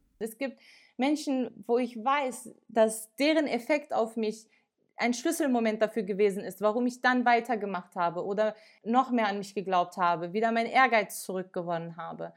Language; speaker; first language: German; early bilingual, other home language; Turkish